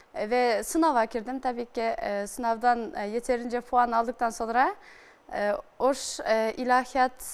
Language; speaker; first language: Turkish; non-native, fluent; Kyrgyz